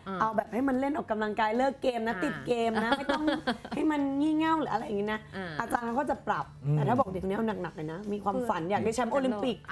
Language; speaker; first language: Thai; native; Thai